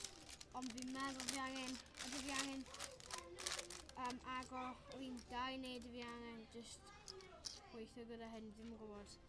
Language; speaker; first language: Welsh; non-native, local second language; English